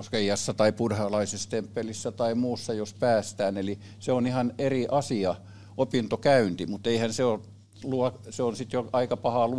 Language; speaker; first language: Finnish; native; Finnish